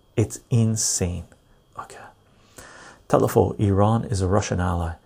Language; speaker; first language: English; early bilingual, other home language; Persian